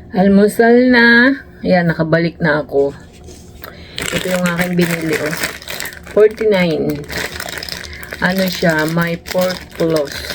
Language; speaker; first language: Filipino; native; Filipino